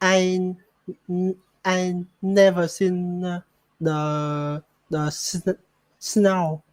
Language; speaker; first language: English; non-native, learner; Vietnamese